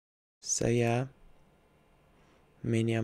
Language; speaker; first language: Indonesian; non-native, learner; Russian